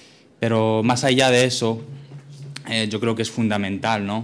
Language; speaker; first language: Spanish; native; Spanish